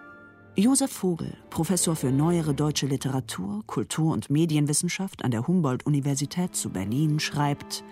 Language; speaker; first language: German; native; German